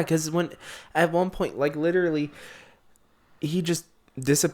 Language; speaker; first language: English; native; English